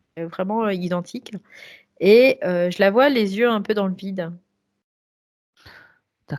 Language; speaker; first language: French; native; French